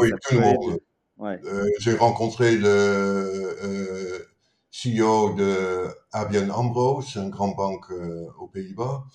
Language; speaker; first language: French; non-native, fluent; Dutch